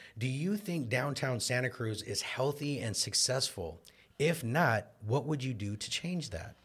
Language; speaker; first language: English; native; English